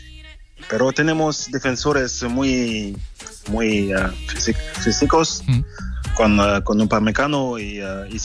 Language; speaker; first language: Spanish; non-native, fluent; French